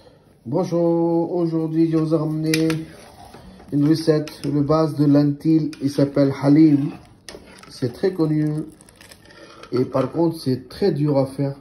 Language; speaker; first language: French; non-native, learner; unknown